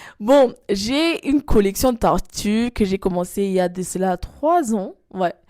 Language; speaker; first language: French; non-native, local second language; Lingala